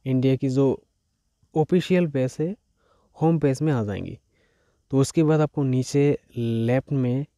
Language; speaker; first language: Hindi; non-native, local second language; Bangla